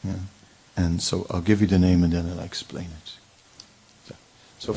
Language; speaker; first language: English; non-native, local second language; Dutch